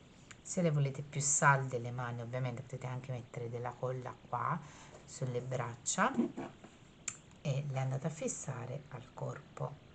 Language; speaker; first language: Italian; native; Italian